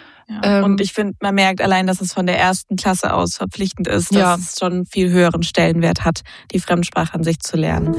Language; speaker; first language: German; native; German